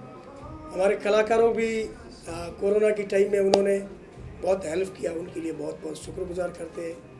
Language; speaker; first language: Hindi; non-native, local second language; Rajasthani